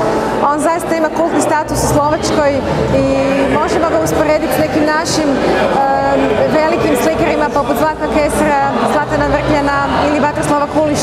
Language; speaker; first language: Croatian; native; Croatian